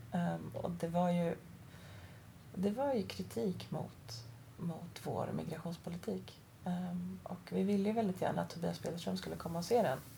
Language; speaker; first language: Swedish; early bilingual, other home language; Persian